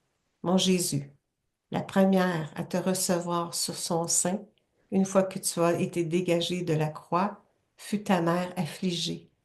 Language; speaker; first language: French; native; French